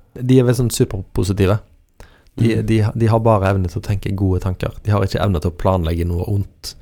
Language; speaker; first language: Norwegian; native; Norwegian